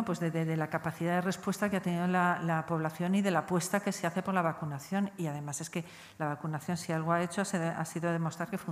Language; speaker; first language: Spanish; native; Spanish